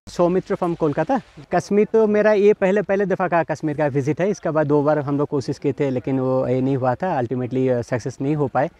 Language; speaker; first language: Hindi; non-native, local second language; Bangla